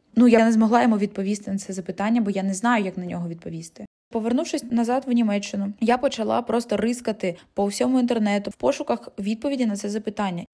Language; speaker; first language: Ukrainian; non-native, local second language; Russian